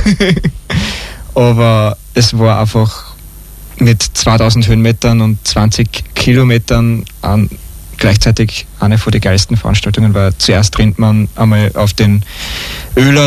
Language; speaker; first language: German; native; German